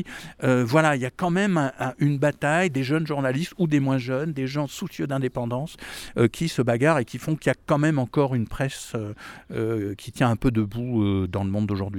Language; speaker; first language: French; native; French